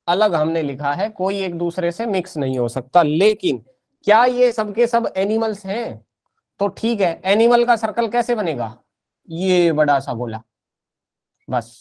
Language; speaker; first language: Hindi; native; Hindi